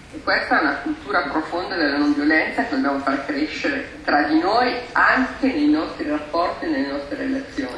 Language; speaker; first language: Italian; native; Italian